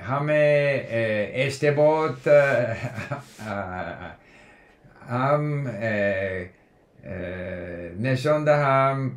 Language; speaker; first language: Persian; non-native, learner; English